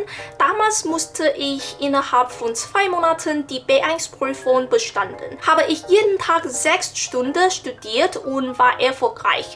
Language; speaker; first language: German; non-native, learner; Chinese